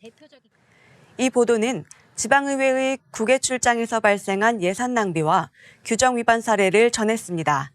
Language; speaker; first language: Korean; native; Korean